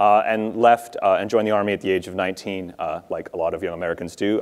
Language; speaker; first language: English; native; English